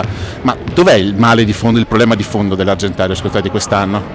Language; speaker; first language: Italian; native; Italian